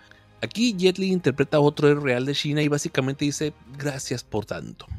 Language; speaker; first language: Spanish; native; Spanish